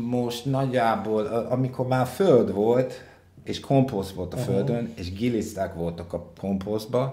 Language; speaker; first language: Hungarian; non-native, fluent; English